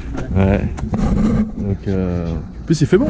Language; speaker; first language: French; native; French